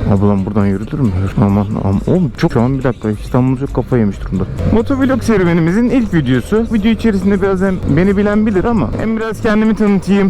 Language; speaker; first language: Turkish; native; Turkish